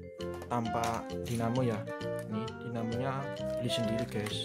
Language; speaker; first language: Indonesian; non-native, local second language; Javanese